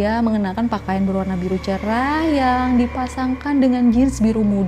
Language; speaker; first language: Indonesian; native; Indonesian